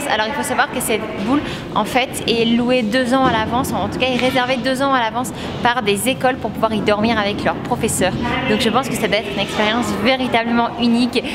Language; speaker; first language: French; native; French